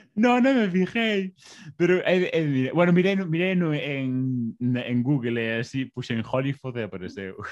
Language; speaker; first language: Galician; non-native, local second language; Spanish